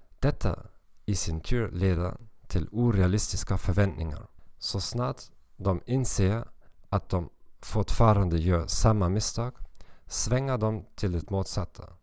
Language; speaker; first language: Swedish; non-native, learner; German